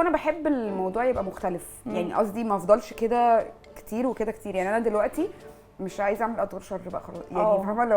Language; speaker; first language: Arabic; native; Arabic